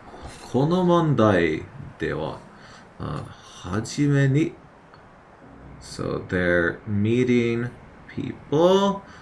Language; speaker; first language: Japanese; non-native, learner; English